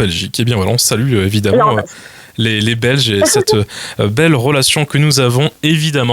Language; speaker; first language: French; native; French